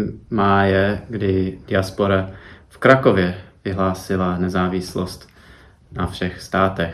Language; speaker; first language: Czech; non-native, fluent; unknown